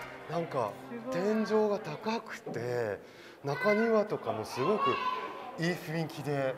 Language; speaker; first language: Japanese; non-native, fluent; French